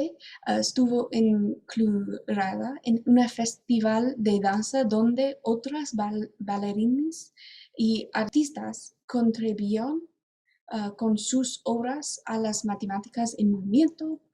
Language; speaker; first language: Spanish; non-native, learner; English